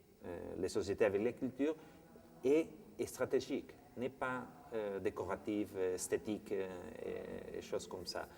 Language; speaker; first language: French; non-native, fluent; Spanish